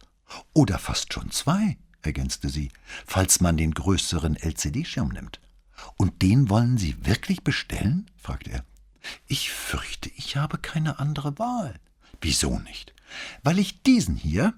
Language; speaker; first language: German; native; German